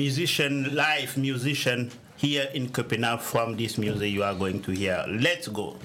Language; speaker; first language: English; non-native, learner; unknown